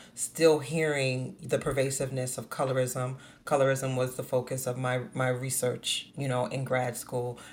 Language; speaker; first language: English; native; English